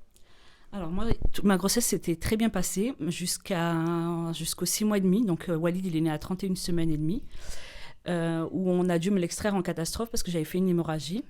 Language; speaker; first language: French; native; French